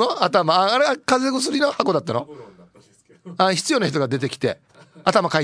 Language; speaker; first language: Japanese; native; Japanese